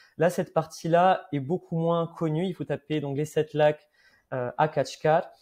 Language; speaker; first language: French; native; French